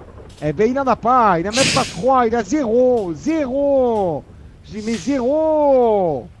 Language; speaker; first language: French; native; French